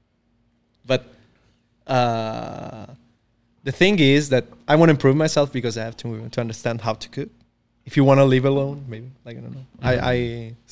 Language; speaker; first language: English; non-native, fluent; Italian